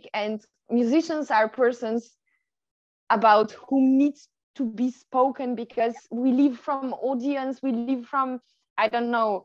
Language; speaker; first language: English; non-native, fluent; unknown